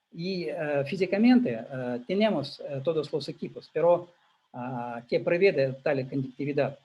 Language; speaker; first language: Spanish; non-native, learner; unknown